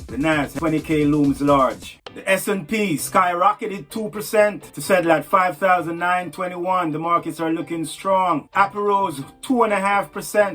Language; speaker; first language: English; native; English